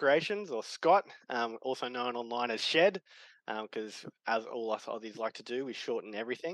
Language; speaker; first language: English; native; English